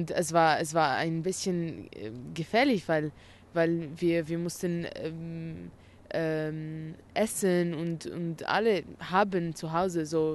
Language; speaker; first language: German; non-native, learner; Arabic